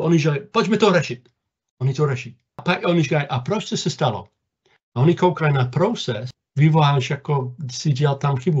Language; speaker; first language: Czech; non-native, fluent; English